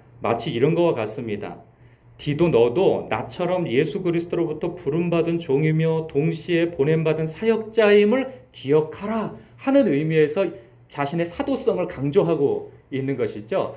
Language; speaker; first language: Korean; native; Korean